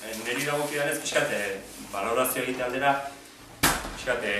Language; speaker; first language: Basque; native; Basque